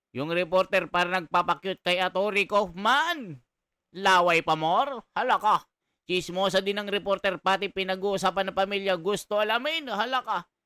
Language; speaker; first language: Filipino; native; Filipino